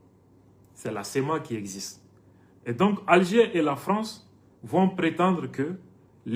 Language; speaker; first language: French; non-native, local second language; Bambara